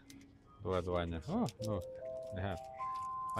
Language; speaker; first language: Indonesian; non-native, learner; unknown